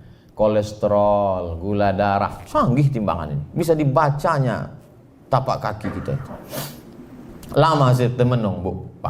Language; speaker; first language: Indonesian; native; Indonesian